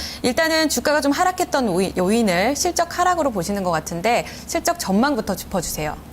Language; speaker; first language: Korean; native; Korean